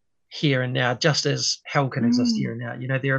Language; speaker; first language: English; native; English